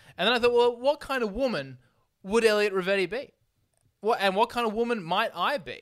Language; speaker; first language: English; native; English